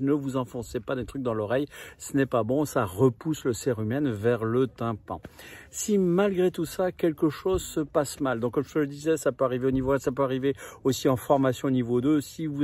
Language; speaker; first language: French; native; French